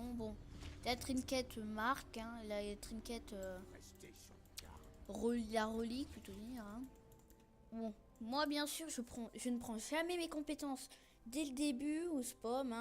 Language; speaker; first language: French; native; French